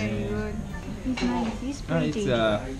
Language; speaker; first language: English; non-native, learner; Spanish